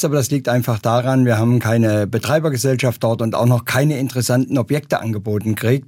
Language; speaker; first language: German; native; German